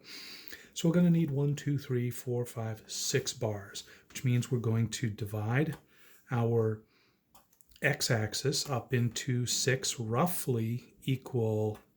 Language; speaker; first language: English; native; English